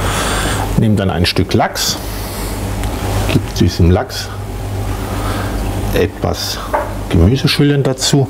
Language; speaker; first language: German; native; German